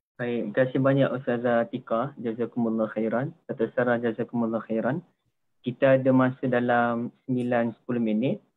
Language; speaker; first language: Malay; native; Malay